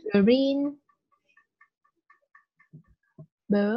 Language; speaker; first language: English; non-native, learner; Vietnamese